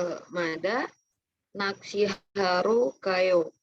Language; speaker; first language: Korean; non-native, learner; Indonesian